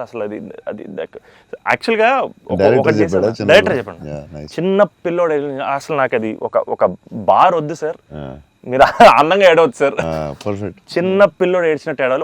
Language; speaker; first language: Telugu; native; Telugu